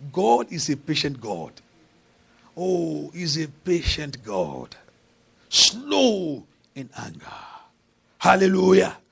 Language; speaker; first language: English; non-native, local second language; Yoruba